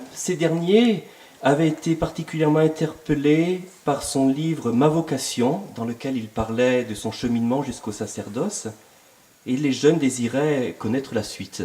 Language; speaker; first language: French; native; French